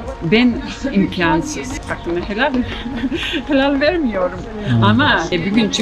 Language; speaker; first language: Turkish; non-native, learner; Bosnian